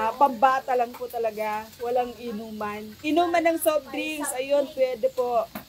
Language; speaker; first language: Filipino; non-native, local second language; Iloko